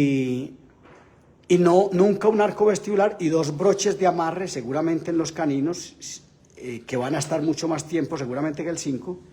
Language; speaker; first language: Spanish; native; Spanish